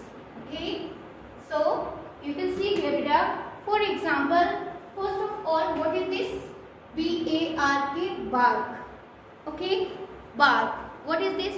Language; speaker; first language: English; non-native, local second language; Hindi